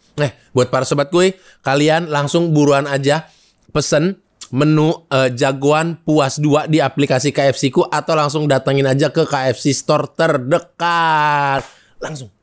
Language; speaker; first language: Indonesian; native; Indonesian